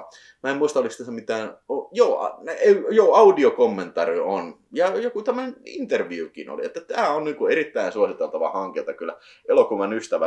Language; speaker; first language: Finnish; native; Finnish